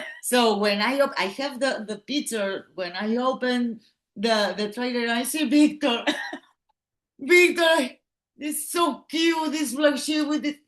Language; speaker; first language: English; non-native, learner; Catalan